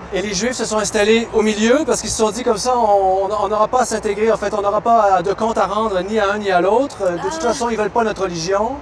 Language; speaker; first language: French; native; French